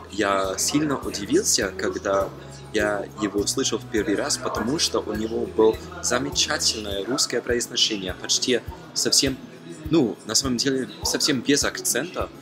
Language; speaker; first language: Russian; non-native, fluent; German